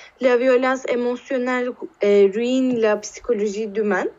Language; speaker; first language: French; non-native, learner; Turkish